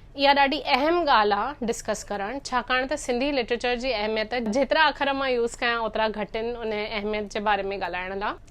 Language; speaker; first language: Sindhi; early bilingual, heritage; Sindhi